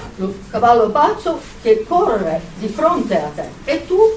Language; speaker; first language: Italian; native; Italian